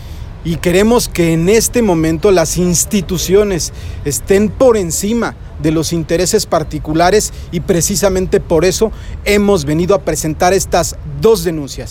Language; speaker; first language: Spanish; native; Spanish